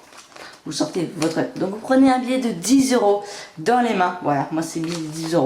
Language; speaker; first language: French; native; French